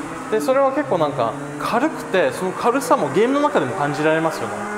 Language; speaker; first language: Japanese; non-native, fluent; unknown